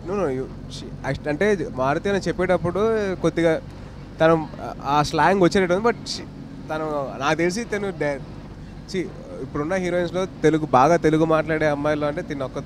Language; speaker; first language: Telugu; native; Telugu